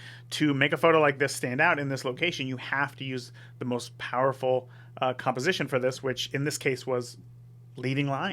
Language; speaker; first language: English; native; English